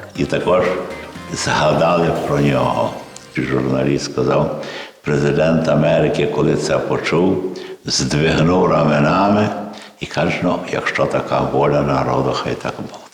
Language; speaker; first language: Ukrainian; native; Ukrainian